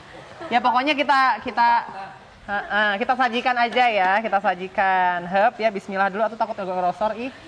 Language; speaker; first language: Indonesian; native; Indonesian